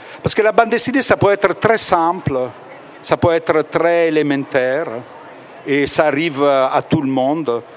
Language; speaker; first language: French; non-native, fluent; Italian